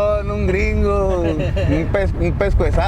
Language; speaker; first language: Spanish; native; Spanish